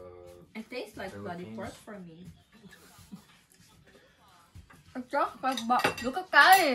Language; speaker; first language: English; non-native, local second language; Filipino